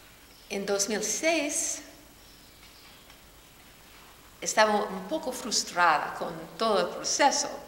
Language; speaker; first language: Spanish; non-native, fluent; English